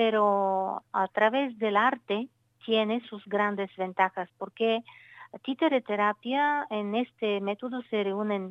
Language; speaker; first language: Spanish; non-native, learner; Bulgarian